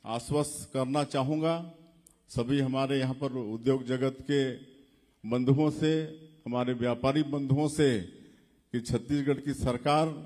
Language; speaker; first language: Hindi; native; Hindi